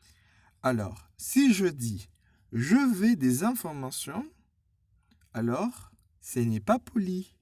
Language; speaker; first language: French; non-native, fluent; Spanish